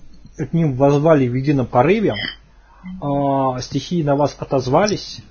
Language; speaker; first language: Russian; native; Russian